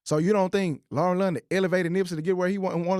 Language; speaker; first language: English; native; English